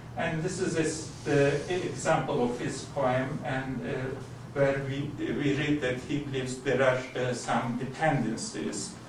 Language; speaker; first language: English; non-native, fluent; Turkish